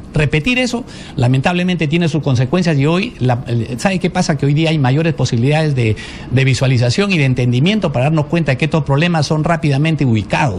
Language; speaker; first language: Spanish; native; Spanish